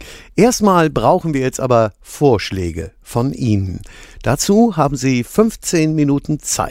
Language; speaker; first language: German; native; German